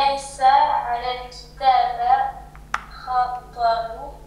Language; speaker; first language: Arabic; non-native, learner; French